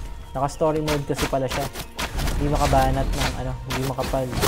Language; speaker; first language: Filipino; native; Filipino